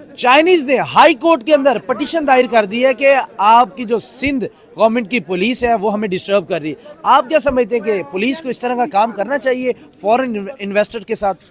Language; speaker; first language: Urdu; native; Urdu